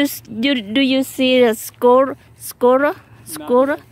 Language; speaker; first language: English; non-native, learner; Thai